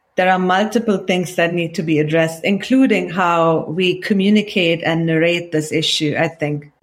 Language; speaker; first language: English; non-native, fluent; German